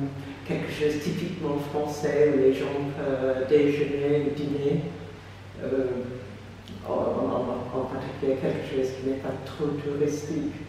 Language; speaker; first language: French; non-native, fluent; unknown